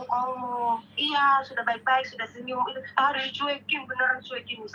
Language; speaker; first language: Indonesian; native; Indonesian